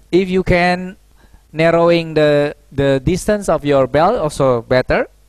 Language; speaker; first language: English; non-native, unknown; Indonesian